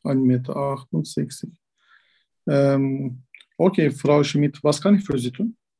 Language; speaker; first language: German; non-native, learner; Turkish